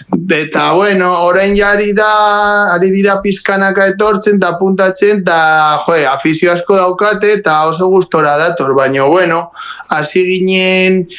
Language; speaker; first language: Basque; non-native, local second language; Spanish